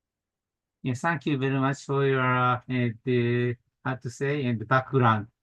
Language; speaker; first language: English; non-native, learner; Japanese